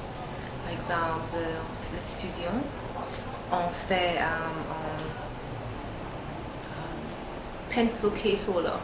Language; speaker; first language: French; non-native, learner; English